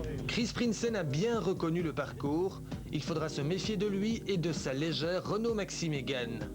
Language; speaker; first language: French; native; French